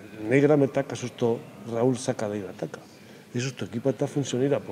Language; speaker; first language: Macedonian; non-native, learner; Spanish